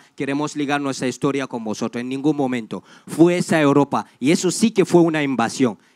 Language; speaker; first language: Spanish; non-native, fluent; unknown